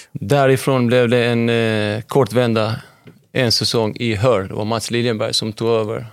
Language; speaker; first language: Swedish; early bilingual, other home language; Albanian